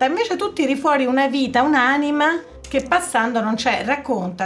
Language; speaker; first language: Italian; native; Italian